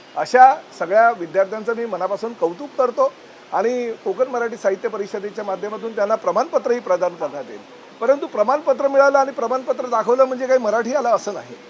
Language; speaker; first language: Marathi; native; Marathi